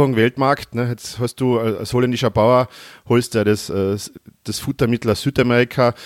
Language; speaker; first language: German; native; German